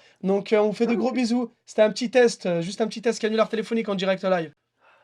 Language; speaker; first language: French; native; French